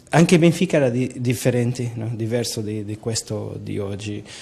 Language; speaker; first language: Italian; non-native, learner; Portuguese